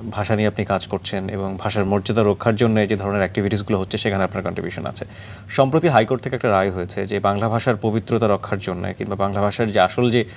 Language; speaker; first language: Bangla; native; Bangla